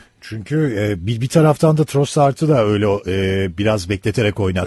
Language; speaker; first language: Turkish; native; Turkish